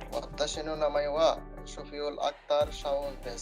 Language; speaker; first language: Japanese; non-native, learner; Bangla